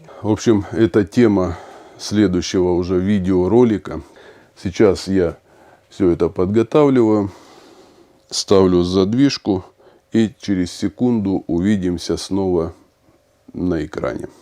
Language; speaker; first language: Russian; native; Russian